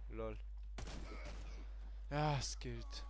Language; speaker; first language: German; early bilingual, other home language; Hungarian